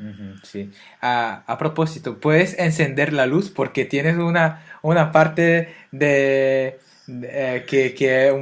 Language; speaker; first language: Spanish; non-native, fluent; French